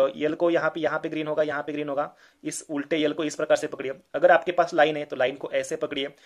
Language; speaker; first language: Hindi; non-native, local second language; Marathi